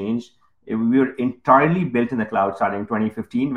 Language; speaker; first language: English; non-native, local second language; Urdu